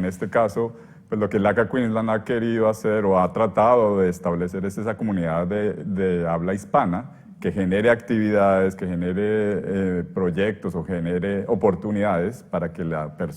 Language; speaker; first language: Spanish; native; Spanish